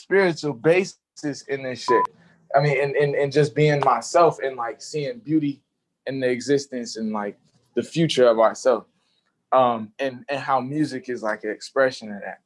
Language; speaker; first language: English; native; English